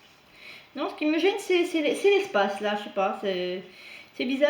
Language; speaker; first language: French; native; French